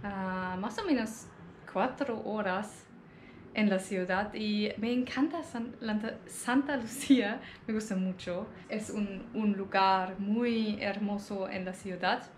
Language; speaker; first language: Spanish; non-native, learner; German